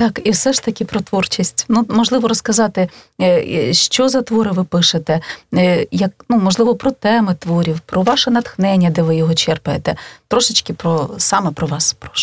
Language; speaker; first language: Ukrainian; native; Ukrainian